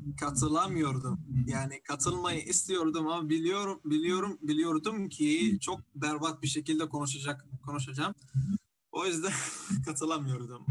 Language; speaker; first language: Turkish; non-native, fluent; Arabic